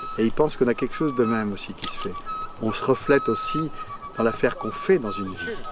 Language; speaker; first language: French; native; French